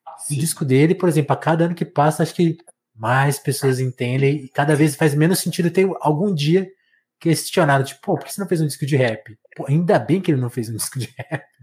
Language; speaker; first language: Portuguese; native; Portuguese